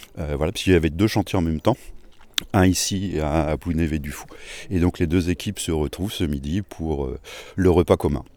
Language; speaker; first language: French; native; French